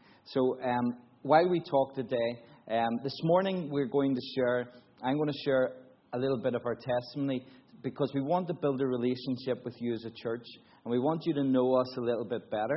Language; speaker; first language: English; native; English